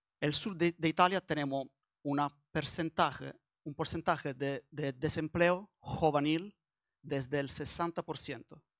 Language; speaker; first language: Spanish; non-native, learner; Italian